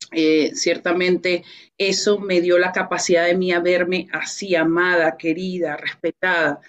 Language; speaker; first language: Spanish; native; Spanish